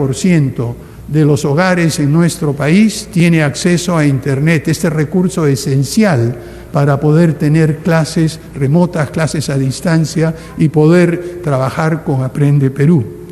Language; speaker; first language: Spanish; native; Spanish